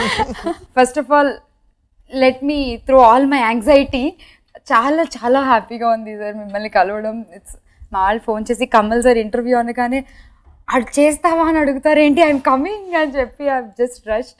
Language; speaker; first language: Telugu; native; Telugu